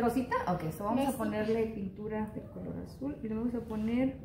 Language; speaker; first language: Spanish; native; Spanish